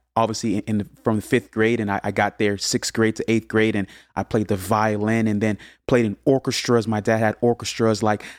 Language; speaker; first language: English; early bilingual, other home language; Haitian Creole